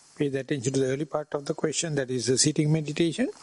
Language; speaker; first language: English; non-native, local second language; Sinhala